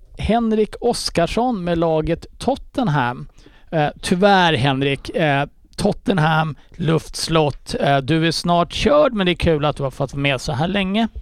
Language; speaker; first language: Swedish; native; Swedish